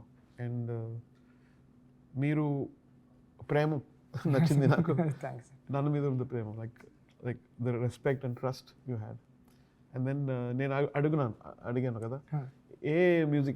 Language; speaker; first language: Telugu; non-native, learner; Tamil